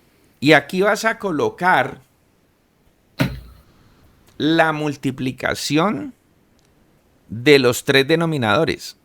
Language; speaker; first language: Spanish; native; Spanish